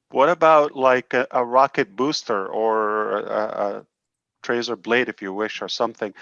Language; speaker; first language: English; non-native, fluent; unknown